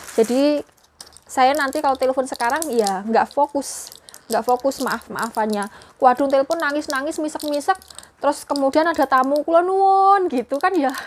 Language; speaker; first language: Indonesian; non-native, local second language; Javanese